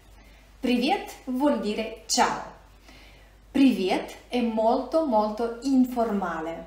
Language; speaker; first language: Italian; non-native, fluent; Russian